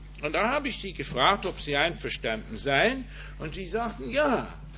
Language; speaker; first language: German; non-native, fluent; English